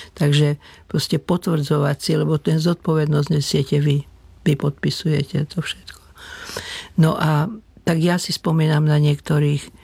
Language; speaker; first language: Slovak; native; Slovak